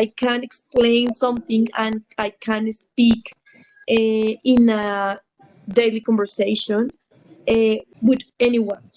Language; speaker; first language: English; non-native, learner; Spanish